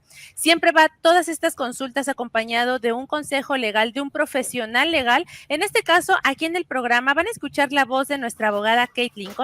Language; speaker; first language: Spanish; native; Spanish